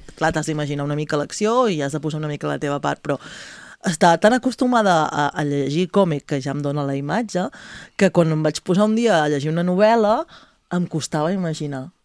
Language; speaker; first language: Catalan; native; Catalan